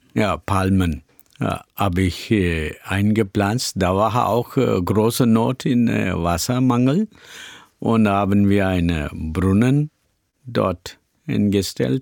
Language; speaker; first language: German; non-native, learner; Tamil